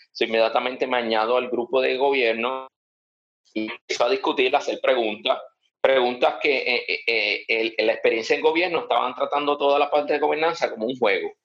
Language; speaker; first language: Spanish; early bilingual, heritage; Spanish